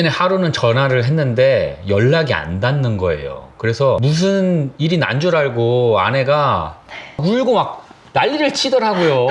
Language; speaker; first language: Korean; native; Korean